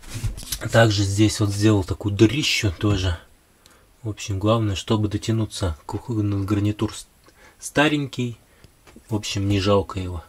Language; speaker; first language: Russian; native; Russian